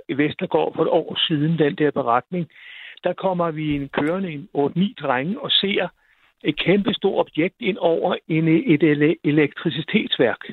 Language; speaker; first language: Danish; native; Danish